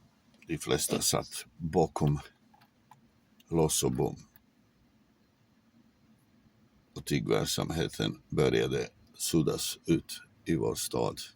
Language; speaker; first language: Swedish; non-native, fluent; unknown